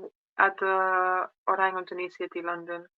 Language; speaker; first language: Indonesian; non-native, learner; English